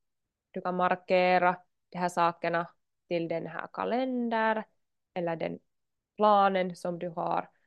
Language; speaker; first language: Swedish; non-native, local second language; Finnish